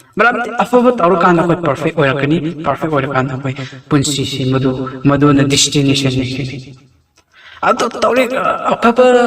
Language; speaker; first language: Manipuri; non-native, local second language; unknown